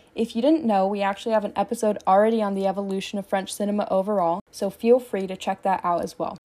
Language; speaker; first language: English; native; English